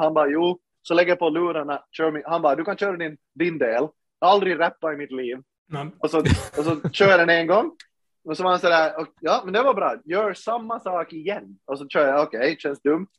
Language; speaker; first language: Swedish; native; Swedish